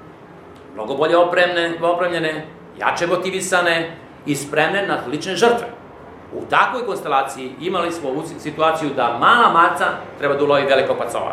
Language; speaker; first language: Serbian; native; Serbian